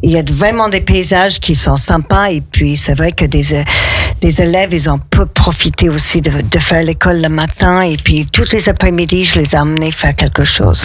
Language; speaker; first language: French; non-native, fluent; English